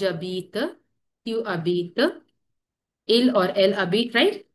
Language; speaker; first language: French; non-native, learner; Hindi